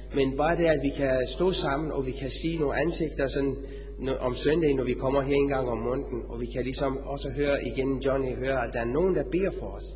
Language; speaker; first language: Danish; non-native, fluent; Persian